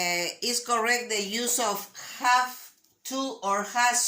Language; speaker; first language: English; non-native, learner; Spanish